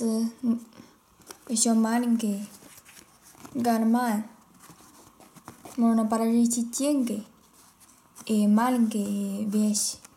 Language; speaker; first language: Russian; non-native, learner; Chinese